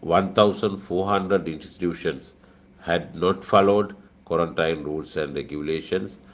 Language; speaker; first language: English; non-native, local second language; Sinhala